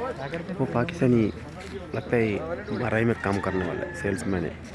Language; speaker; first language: Hindi; non-native, local second language; Malayalam